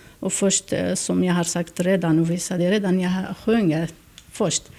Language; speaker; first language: Swedish; non-native, learner; Kurdish